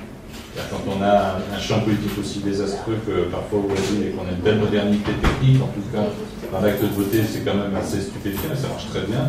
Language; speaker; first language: French; native; French